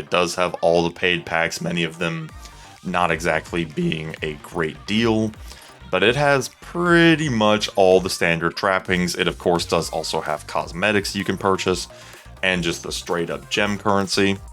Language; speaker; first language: English; native; English